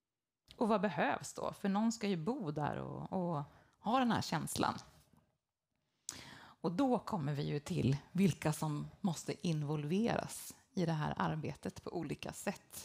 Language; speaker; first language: Swedish; native; Swedish